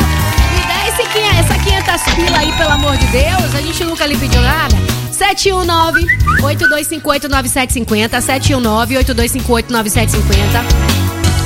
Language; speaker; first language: Portuguese; native; Portuguese